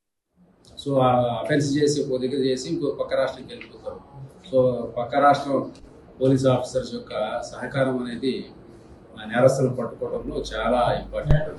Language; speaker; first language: Telugu; native; Telugu